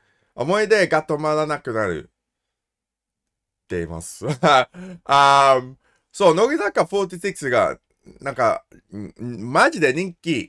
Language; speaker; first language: Japanese; non-native, learner; English